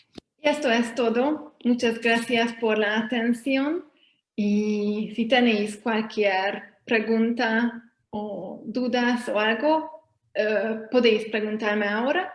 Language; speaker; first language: Spanish; non-native, fluent; Hungarian